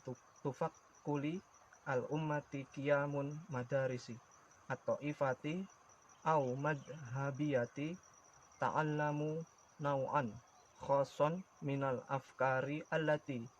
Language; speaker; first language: Arabic; non-native, learner; Indonesian